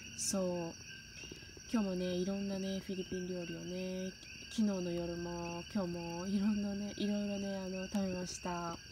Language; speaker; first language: Japanese; native; Japanese